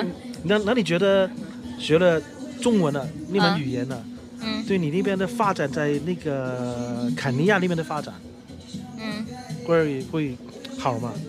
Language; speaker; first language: Chinese; early bilingual, heritage; Chinese